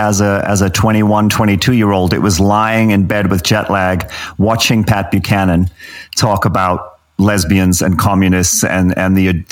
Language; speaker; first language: English; native; English